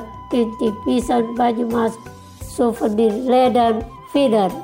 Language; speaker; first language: German; non-native, learner; Indonesian